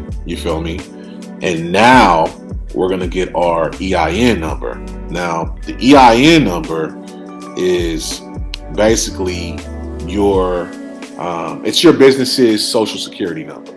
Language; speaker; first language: English; native; English